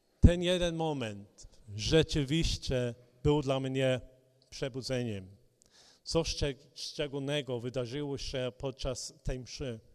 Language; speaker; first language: Polish; non-native, fluent; English